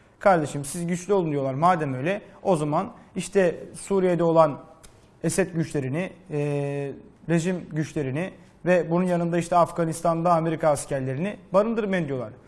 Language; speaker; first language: Turkish; native; Turkish